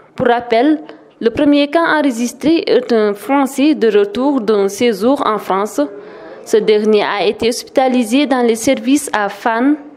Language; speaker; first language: French; non-native, local second language; Wolof